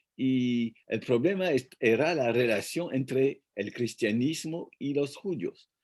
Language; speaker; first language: Spanish; non-native, fluent; French